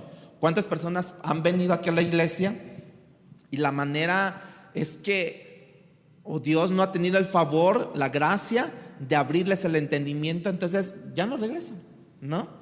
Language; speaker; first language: Spanish; native; Spanish